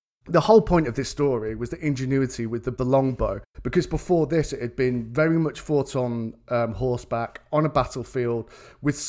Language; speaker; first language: English; native; English